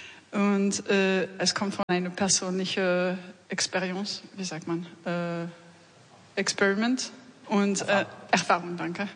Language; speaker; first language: German; non-native, learner; French